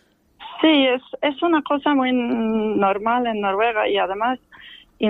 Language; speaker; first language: Spanish; non-native, fluent; Norwegian